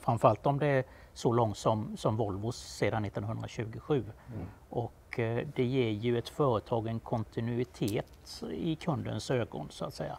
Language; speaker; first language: Swedish; native; Swedish